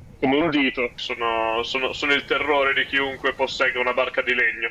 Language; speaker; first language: Italian; native; Italian